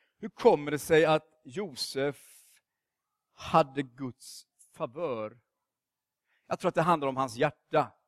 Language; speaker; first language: Swedish; native; Swedish